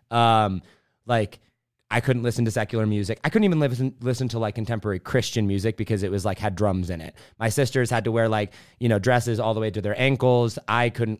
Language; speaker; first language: English; native; English